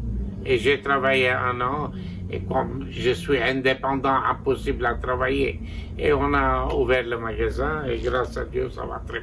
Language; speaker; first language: French; non-native, local second language; Armenian